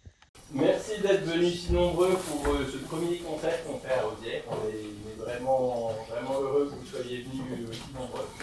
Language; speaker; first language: French; native; French